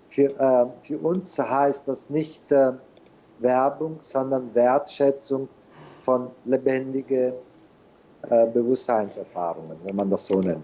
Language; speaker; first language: German; non-native, fluent; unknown